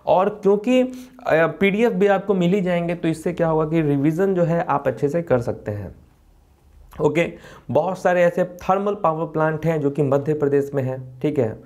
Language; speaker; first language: Hindi; native; Hindi